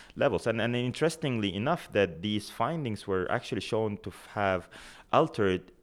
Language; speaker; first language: English; non-native, fluent; Arabic